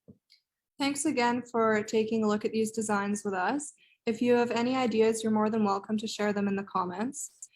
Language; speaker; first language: English; native; English